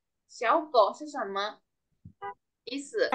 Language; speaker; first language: Chinese; non-native, fluent; Indonesian